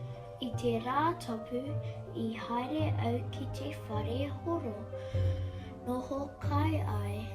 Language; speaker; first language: Māori; non-native, learner; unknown